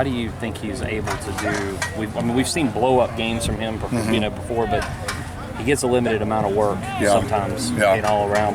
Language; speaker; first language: English; native; English